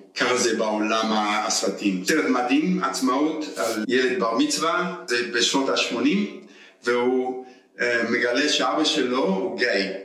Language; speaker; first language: Hebrew; early bilingual, heritage; Hebrew